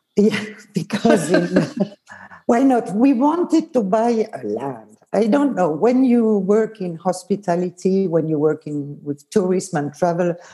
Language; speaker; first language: English; non-native, fluent; Swiss German